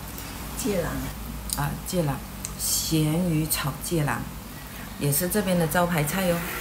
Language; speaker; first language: Chinese; native; Chinese